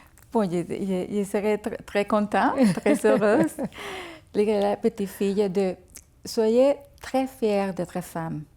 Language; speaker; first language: French; non-native, fluent; Spanish